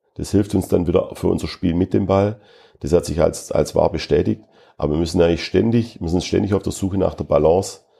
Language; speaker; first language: German; native; German